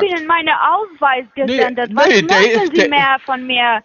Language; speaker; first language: German; non-native, fluent; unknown